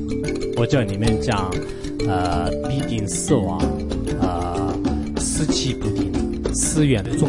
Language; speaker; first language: Chinese; non-native, local second language; Tibetan